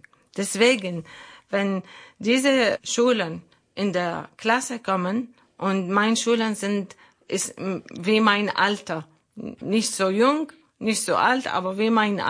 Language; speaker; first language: German; non-native, learner; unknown